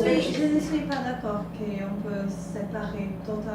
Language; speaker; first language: French; non-native, learner; Portuguese